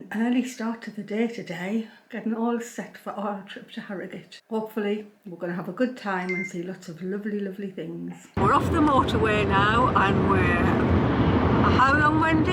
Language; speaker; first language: English; native; English